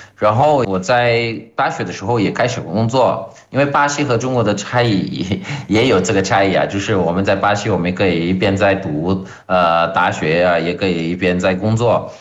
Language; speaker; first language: Chinese; non-native, fluent; Portuguese